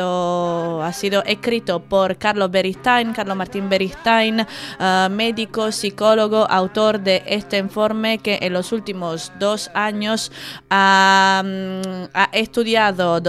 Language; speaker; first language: Spanish; native; Spanish